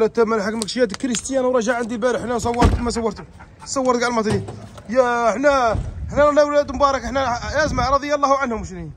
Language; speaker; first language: Arabic; native; Arabic